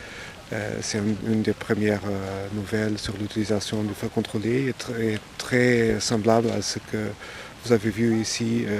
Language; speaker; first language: French; non-native, fluent; Portuguese